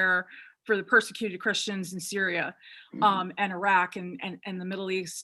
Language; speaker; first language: English; native; English